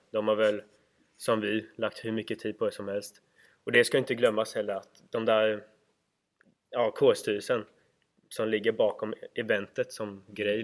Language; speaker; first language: Swedish; native; Swedish